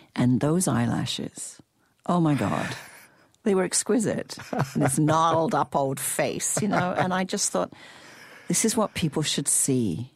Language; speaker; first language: English; native; English